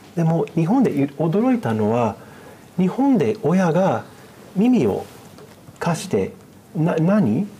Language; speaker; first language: Japanese; non-native, fluent; English